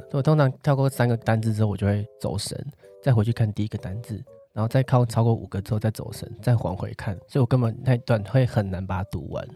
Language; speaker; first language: Chinese; native; Chinese